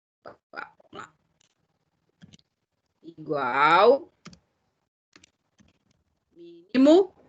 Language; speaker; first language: Portuguese; native; Portuguese